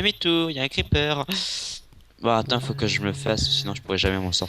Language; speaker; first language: French; native; French